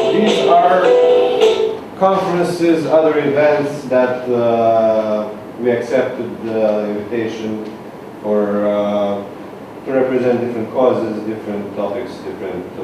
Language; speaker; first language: English; non-native, learner; Romanian